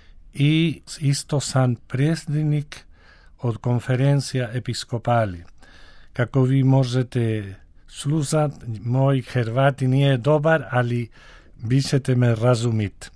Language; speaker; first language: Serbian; early bilingual, heritage; Spanish